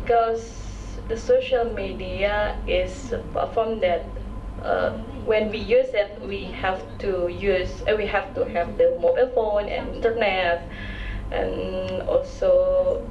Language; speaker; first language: English; non-native, local second language; Indonesian